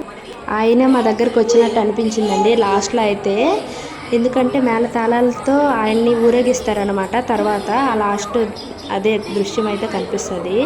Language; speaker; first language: Telugu; native; Telugu